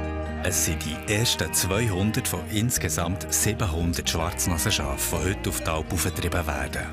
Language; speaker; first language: German; native; German